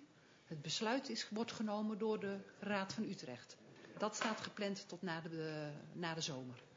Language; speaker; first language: Dutch; native; Dutch